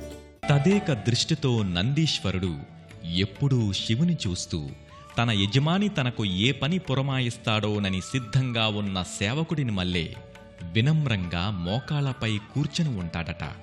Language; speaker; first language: Telugu; native; Telugu